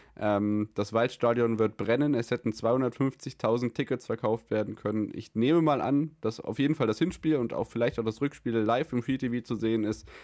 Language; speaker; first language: German; native; German